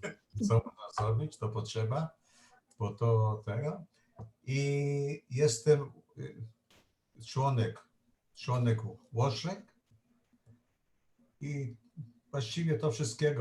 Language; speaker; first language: Polish; non-native, learner; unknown